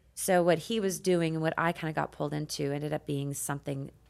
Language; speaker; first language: English; native; English